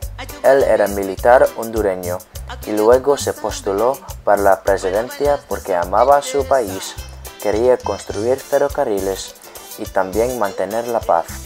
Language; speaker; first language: Spanish; non-native, learner; English